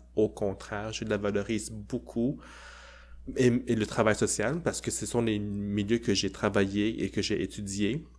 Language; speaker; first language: French; early bilingual, other home language; Cantonese